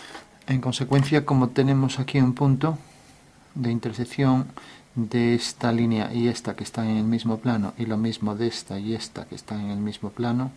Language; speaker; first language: Spanish; native; Spanish